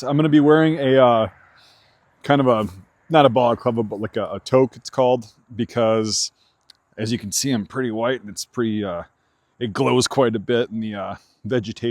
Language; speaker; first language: English; native; English